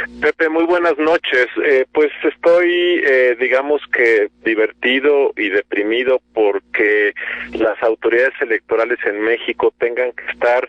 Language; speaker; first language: Spanish; native; Spanish